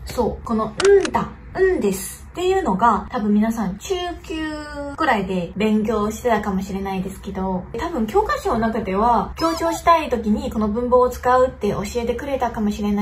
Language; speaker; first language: Japanese; non-native, fluent; Chinese